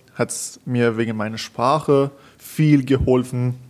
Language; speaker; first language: German; non-native, learner; Persian